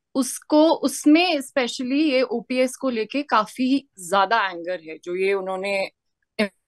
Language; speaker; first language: Hindi; native; Hindi